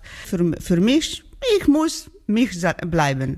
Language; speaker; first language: German; non-native, learner; Georgian